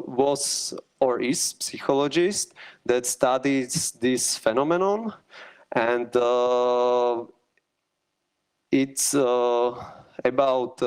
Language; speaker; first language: English; non-native, learner; Slovak